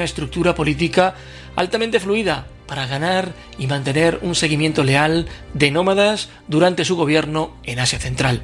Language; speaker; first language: Spanish; native; Spanish